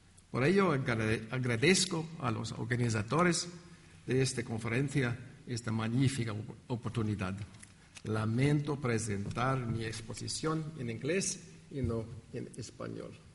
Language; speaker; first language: Spanish; non-native, learner; English